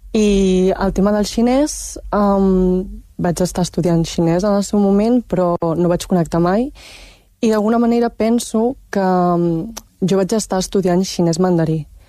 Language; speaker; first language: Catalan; early bilingual, heritage; Catalan